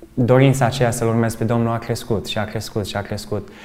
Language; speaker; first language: Romanian; early bilingual, other home language; English